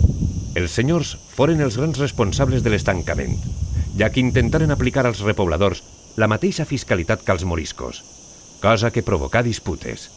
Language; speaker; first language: Catalan; native; Catalan